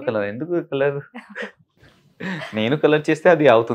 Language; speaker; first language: Telugu; non-native, local second language; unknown